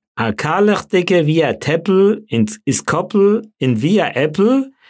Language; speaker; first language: German; non-native, local second language; Yiddish